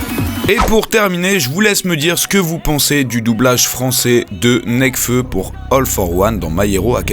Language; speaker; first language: French; native; French